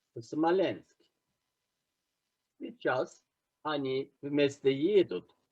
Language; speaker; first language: Russian; non-native, fluent; Turkish